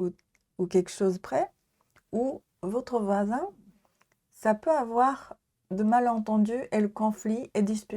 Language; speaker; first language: French; non-native, learner; Japanese